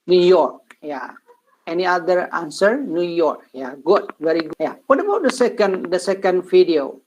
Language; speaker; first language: English; non-native, learner; Indonesian